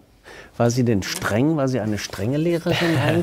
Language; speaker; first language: German; native; German